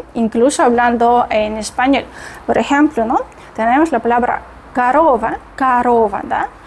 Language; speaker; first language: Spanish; non-native, fluent; Russian